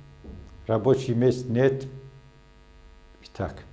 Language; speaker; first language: Russian; non-native, local second language; Azerbaijani